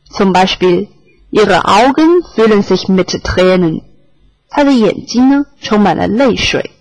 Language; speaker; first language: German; non-native, fluent; Chinese